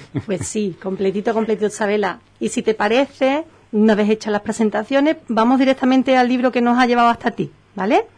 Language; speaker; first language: Spanish; native; Spanish